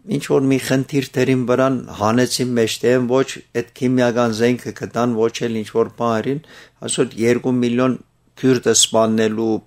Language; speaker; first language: Armenian; early bilingual, heritage; Armenian